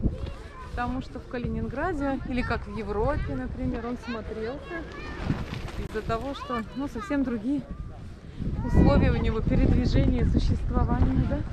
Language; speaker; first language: Russian; native; Russian